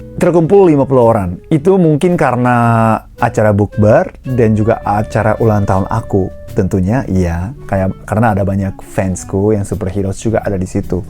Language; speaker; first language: Indonesian; non-native, fluent; Japanese